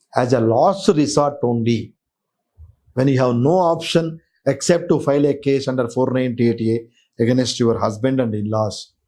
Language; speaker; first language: English; non-native, local second language; Telugu